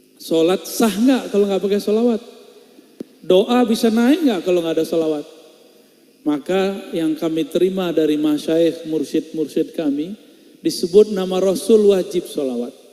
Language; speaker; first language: Indonesian; non-native, local second language; Minangkabau